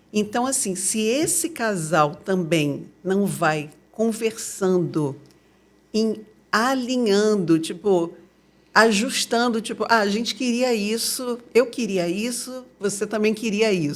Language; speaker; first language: Portuguese; native; Portuguese